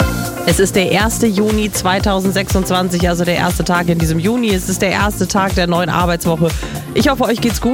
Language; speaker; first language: German; native; German